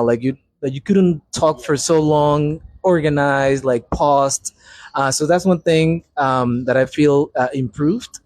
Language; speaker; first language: English; non-native, fluent; Spanish